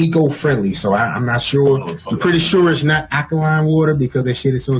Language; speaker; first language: English; native; English